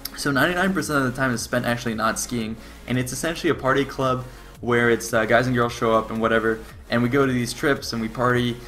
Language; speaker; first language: English; native; English